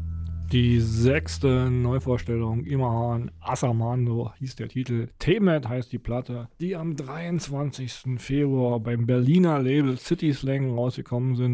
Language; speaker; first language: German; native; German